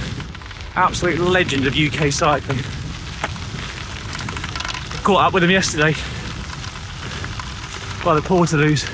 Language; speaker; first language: English; native; English